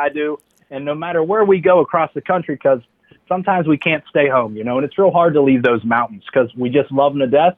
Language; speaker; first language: English; native; English